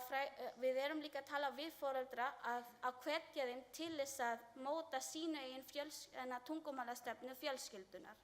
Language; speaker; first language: Icelandic; non-native, learner; Filipino